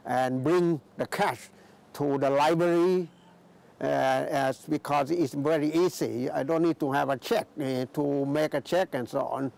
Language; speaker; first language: English; non-native, fluent; Thai